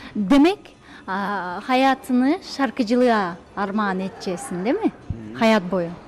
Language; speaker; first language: Turkish; native; Turkish